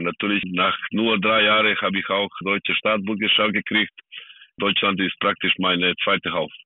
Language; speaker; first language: German; non-native, fluent; Serbian